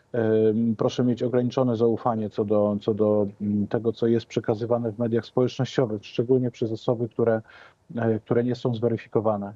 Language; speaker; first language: Polish; native; Polish